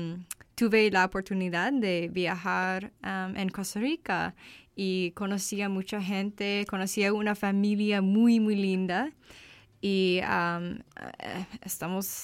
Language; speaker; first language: Spanish; non-native, learner; English